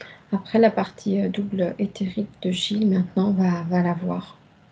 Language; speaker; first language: French; native; French